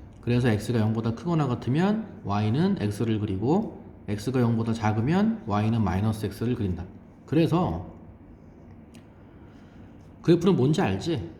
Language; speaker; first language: Korean; native; Korean